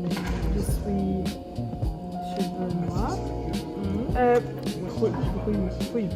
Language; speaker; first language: French; non-native, learner; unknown